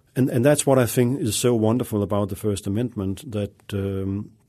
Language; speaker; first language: English; non-native, fluent; Danish